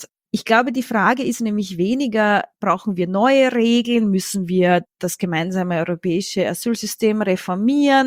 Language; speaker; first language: German; native; German